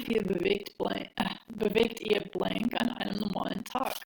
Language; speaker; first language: German; non-native, fluent; English